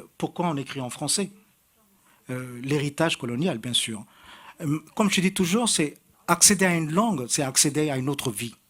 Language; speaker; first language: French; native; French